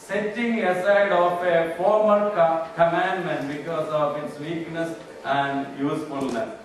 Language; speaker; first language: English; non-native, local second language; Malayalam